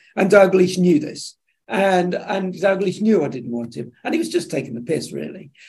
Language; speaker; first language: English; native; English